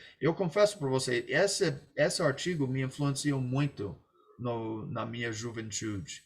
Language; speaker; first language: Portuguese; non-native, fluent; English